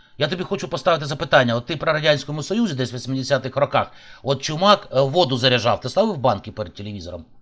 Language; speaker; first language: Ukrainian; native; Ukrainian